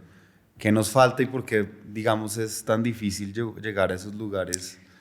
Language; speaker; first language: Spanish; native; Spanish